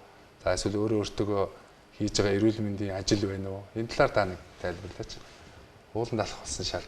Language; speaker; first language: Mongolian; native; Mongolian